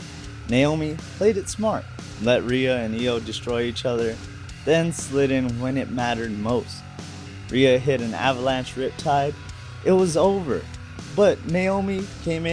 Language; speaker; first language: English; native; English